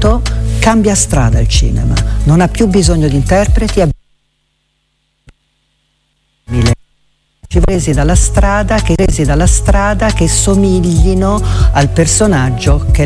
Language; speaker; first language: Italian; native; Italian